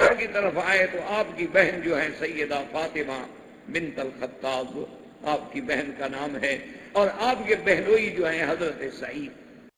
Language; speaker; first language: Urdu; non-native, local second language; Punjabi